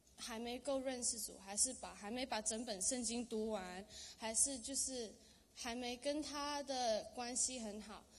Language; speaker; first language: Chinese; early bilingual, heritage; Chinese